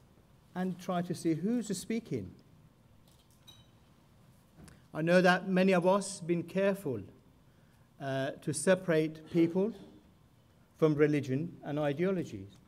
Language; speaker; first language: English; non-native, fluent; Persian